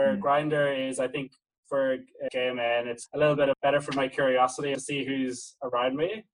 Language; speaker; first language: English; native; English